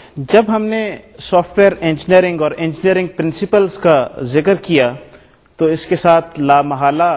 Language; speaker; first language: Urdu; native; Urdu